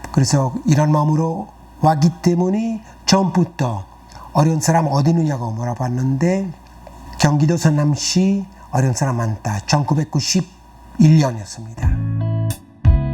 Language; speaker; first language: Korean; non-native, fluent; Italian